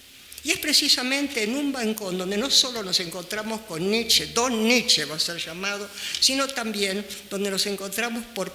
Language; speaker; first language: Spanish; native; Spanish